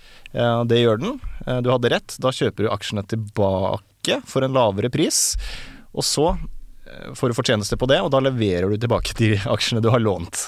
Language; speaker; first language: Norwegian; native; Norwegian